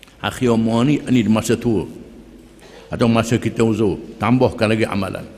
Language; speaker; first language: Malay; native; Malay